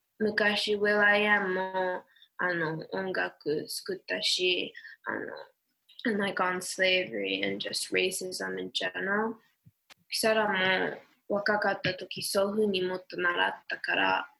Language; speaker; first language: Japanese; early bilingual, heritage; English